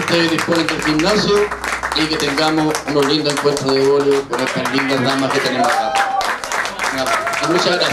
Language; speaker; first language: Spanish; native; Spanish